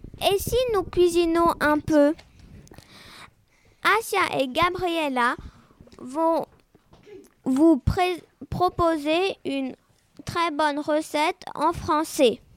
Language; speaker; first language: French; non-native, learner; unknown